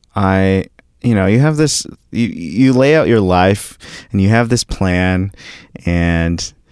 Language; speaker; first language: English; early bilingual, other home language; Filipino